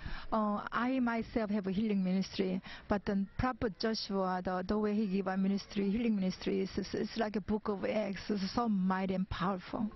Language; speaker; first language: English; non-native, fluent; Korean